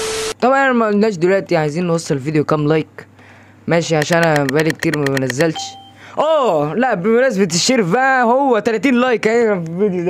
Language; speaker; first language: Arabic; native; Arabic